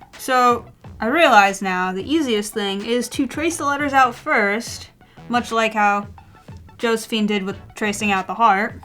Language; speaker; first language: English; native; English